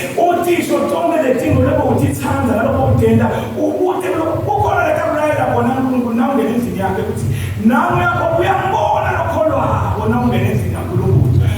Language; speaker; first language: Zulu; non-native, local second language; Swati